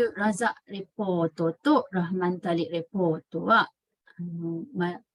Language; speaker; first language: Japanese; non-native, fluent; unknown